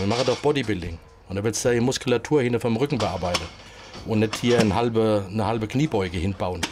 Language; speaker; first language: German; native; German